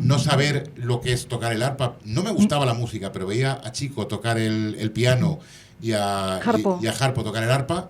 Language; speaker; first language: Spanish; native; Spanish